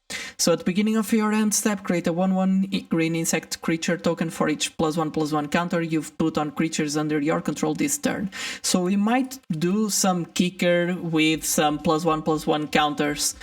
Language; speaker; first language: English; non-native, fluent; Portuguese